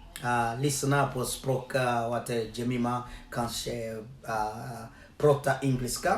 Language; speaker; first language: Swedish; non-native, learner; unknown